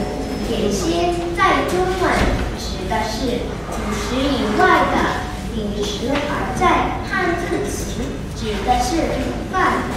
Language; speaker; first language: Chinese; non-native, learner; Korean